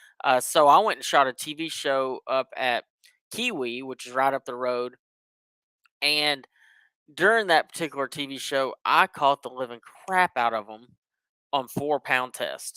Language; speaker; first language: English; native; English